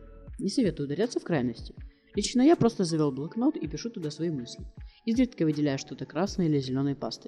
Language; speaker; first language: Russian; native; Russian